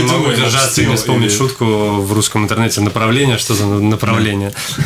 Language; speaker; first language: Russian; native; Russian